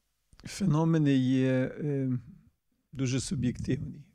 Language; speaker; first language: Ukrainian; early bilingual, heritage; Ukrainian